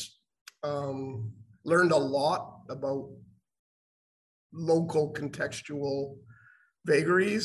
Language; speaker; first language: English; native; English